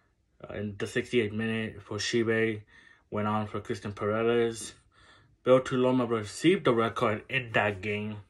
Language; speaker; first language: English; native; English